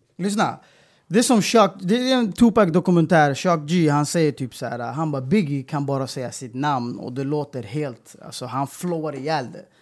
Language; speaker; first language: Swedish; early bilingual, other home language; Persian